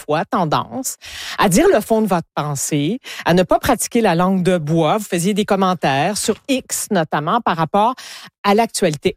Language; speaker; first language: French; native; French